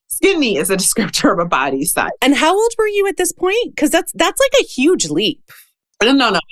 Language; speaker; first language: English; native; English